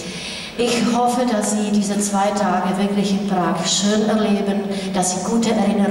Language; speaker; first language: German; non-native, fluent; Czech